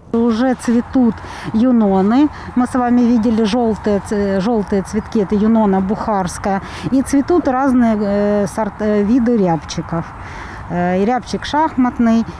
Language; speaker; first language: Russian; native; Russian